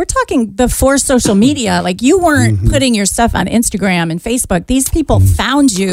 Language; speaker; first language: English; native; English